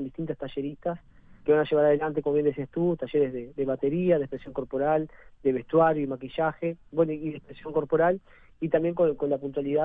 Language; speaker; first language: Spanish; native; Spanish